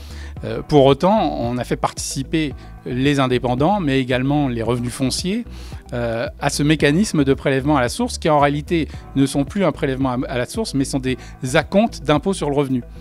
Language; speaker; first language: French; native; French